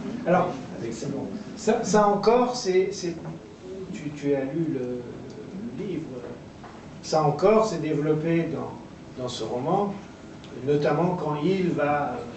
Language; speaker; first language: French; non-native, fluent; Persian